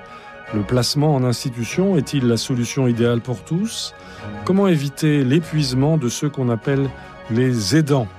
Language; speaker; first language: French; native; French